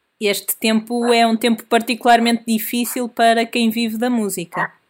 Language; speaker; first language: Portuguese; native; Portuguese